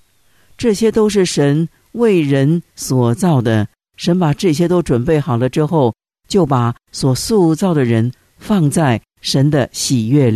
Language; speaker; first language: Chinese; native; Chinese